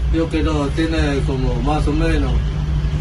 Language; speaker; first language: Spanish; non-native, learner; Chinese